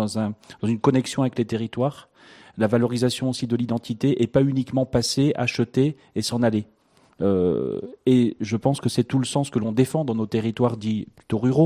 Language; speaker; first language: French; native; French